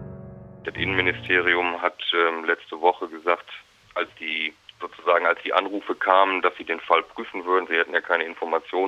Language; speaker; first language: German; native; German